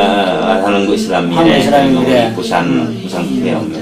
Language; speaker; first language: Korean; non-native, learner; Indonesian